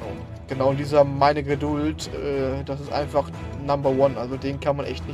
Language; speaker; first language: German; native; German